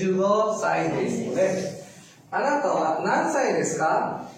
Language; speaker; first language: Japanese; non-native, fluent; Filipino